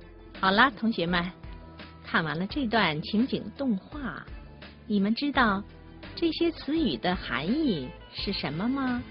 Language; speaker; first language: Chinese; native; Chinese